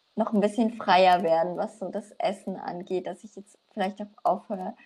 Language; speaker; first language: German; native; German